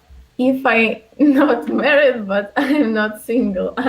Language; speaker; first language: English; non-native, learner; Russian